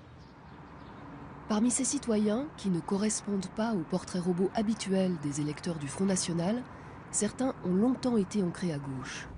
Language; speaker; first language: French; native; French